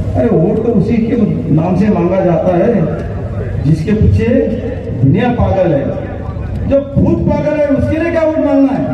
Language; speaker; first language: Hindi; non-native, local second language; Marathi